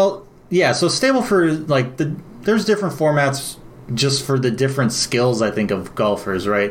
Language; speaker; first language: English; native; English